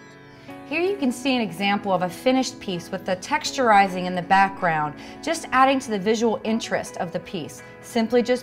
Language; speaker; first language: English; native; English